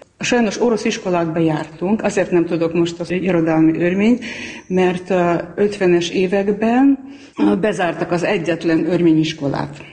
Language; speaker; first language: Hungarian; non-native, fluent; Armenian